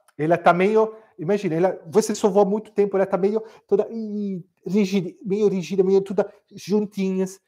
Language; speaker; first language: Portuguese; non-native, fluent; Italian